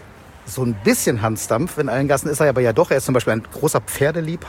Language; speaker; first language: German; native; German